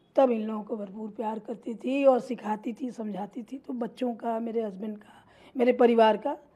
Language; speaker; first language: Hindi; native; Hindi